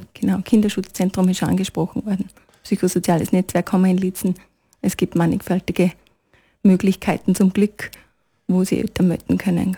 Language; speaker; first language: German; native; German